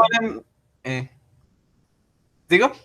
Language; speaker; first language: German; non-native, learner; Spanish